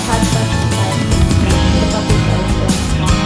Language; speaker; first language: English; non-native, learner; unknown